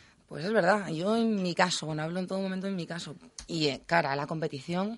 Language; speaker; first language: Spanish; native; Spanish